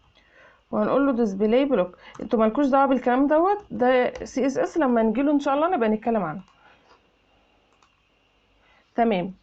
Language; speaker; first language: Arabic; native; Arabic